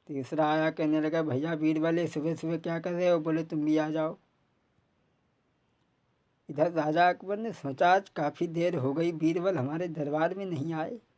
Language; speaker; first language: Hindi; native; Hindi